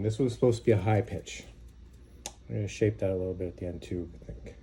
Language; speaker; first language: English; native; English